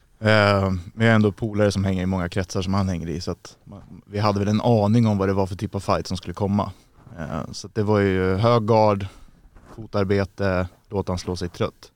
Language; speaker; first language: Swedish; native; Swedish